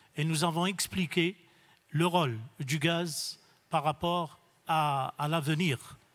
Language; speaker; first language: French; non-native, local second language; Arabic